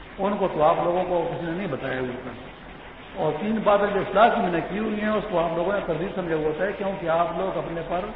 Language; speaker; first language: Urdu; non-native, local second language; Pashto